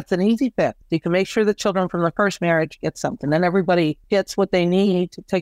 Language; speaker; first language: English; native; English